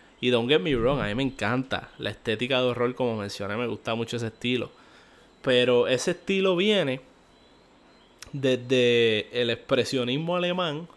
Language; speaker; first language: Spanish; native; Spanish